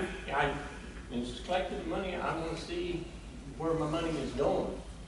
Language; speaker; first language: English; native; English